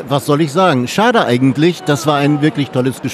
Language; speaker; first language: German; native; German